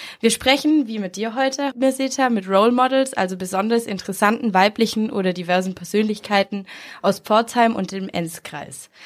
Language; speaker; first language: German; native; German